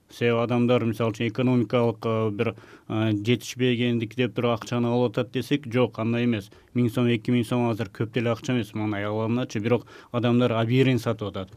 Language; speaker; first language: Kyrgyz; non-native, local second language; Uzbek